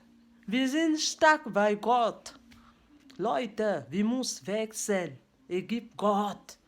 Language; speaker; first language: German; non-native, learner; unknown